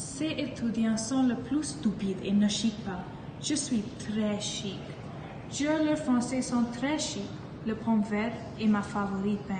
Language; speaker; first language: French; non-native, learner; English